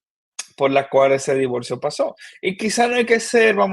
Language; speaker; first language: Spanish; native; Spanish